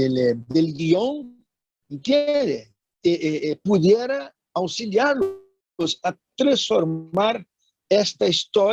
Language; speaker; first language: Spanish; non-native, fluent; Portuguese